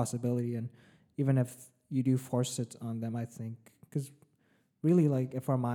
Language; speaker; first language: English; early bilingual, other home language; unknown